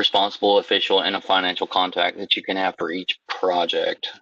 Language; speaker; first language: English; native; English